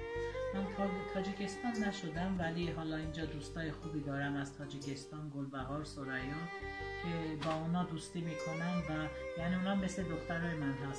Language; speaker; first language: Persian; non-native, local second language; Armenian